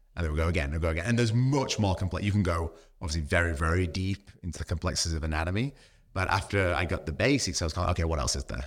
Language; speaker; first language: English; native; English